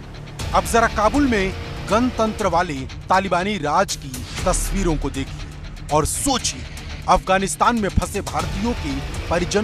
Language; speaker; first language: Hindi; native; Hindi